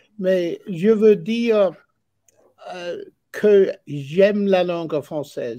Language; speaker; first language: French; non-native, learner; English